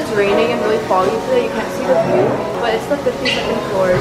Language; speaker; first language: English; native; English